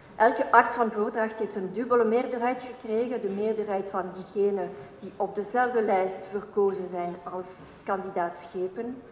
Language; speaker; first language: Dutch; non-native, local second language; French